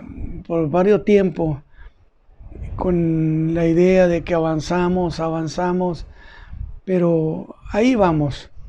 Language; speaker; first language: Spanish; native; Spanish